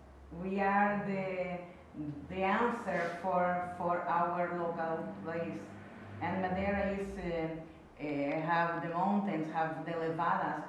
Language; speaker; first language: English; non-native, learner; Portuguese